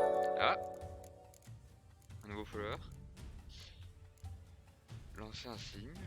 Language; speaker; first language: French; native; French